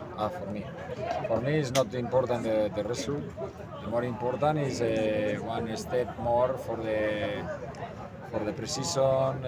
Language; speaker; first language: English; non-native, learner; Spanish